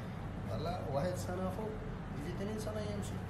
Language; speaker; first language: Arabic; non-native, learner; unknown